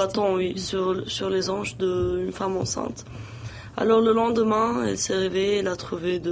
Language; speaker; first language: French; non-native, local second language; Arabic